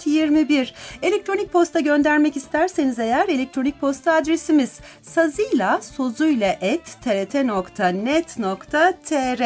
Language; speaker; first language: Turkish; native; Turkish